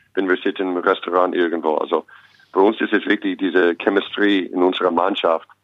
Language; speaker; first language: German; non-native, fluent; English